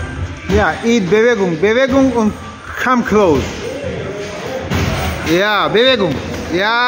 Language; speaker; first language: German; non-native, learner; Russian